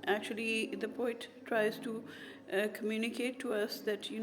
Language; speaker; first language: English; non-native, local second language; Urdu